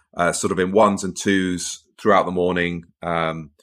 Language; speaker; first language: English; native; English